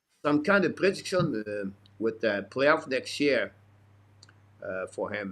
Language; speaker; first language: English; non-native, fluent; French